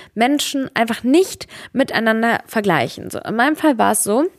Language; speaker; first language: German; early bilingual, other home language; Serbian